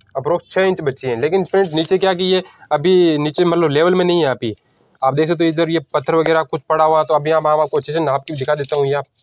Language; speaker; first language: Hindi; native; Hindi